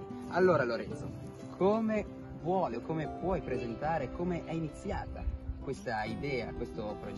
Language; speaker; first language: Italian; native; Italian